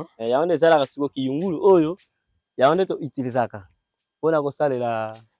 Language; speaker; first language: Lingala; non-native, local second language; Kongo